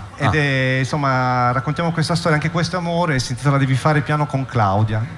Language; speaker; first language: Italian; native; Italian